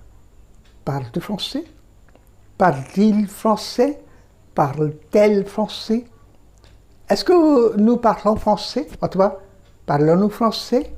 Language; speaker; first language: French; non-native, fluent; Bangla